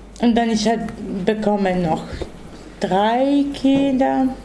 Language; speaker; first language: German; non-native, learner; Romany